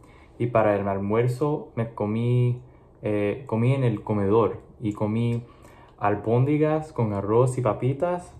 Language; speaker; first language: Spanish; non-native, learner; English